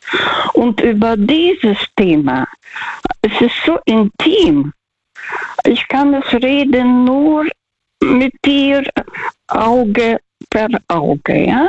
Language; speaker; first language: German; non-native, fluent; Russian